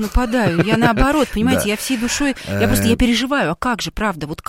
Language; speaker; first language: Russian; native; Russian